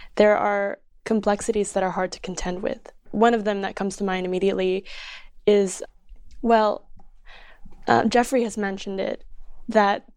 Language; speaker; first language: English; early bilingual, other home language; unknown